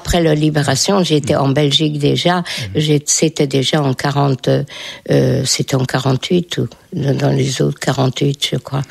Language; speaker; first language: French; non-native, fluent; Hungarian